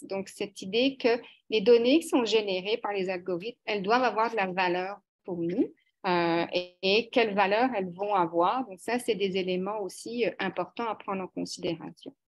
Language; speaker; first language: French; native; French